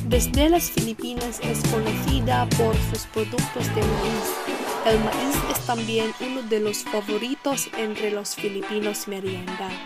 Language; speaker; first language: Spanish; non-native, learner; Filipino